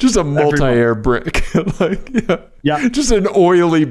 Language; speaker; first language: English; native; English